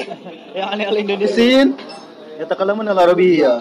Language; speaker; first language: Arabic; non-native, learner; Indonesian